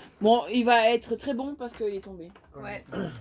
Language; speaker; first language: French; native; French